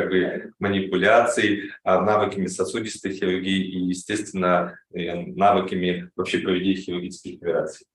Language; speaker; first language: Russian; native; Russian